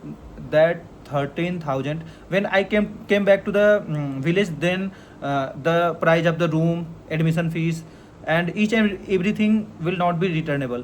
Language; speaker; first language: English; non-native, learner; Hindi